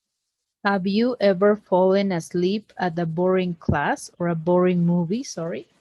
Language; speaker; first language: English; non-native, fluent; Spanish